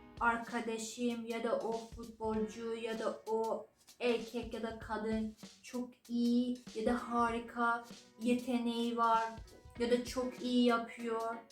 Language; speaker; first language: Turkish; non-native, fluent; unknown